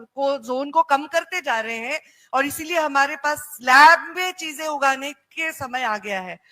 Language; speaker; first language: Hindi; non-native, local second language; Marathi